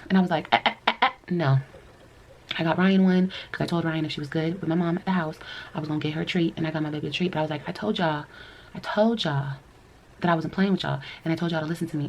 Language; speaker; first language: English; native; English